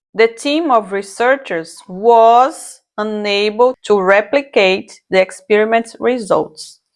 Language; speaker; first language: English; non-native, fluent; Portuguese